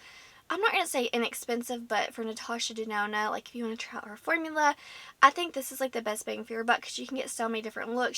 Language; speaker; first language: English; native; English